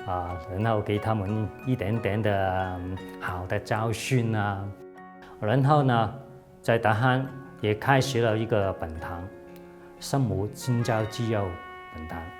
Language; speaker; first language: Chinese; non-native, local second language; Cantonese